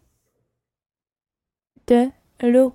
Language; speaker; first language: French; non-native, learner; English